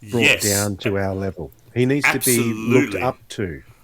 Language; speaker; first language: English; native; English